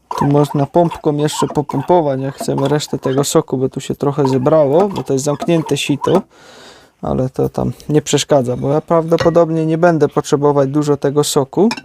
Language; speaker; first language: Polish; native; Polish